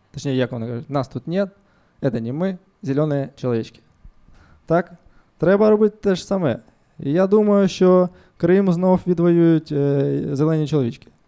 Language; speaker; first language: Ukrainian; non-native, local second language; Russian